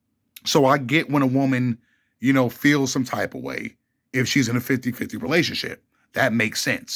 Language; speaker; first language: English; native; English